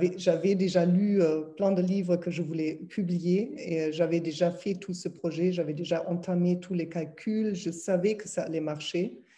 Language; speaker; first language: French; non-native, fluent; German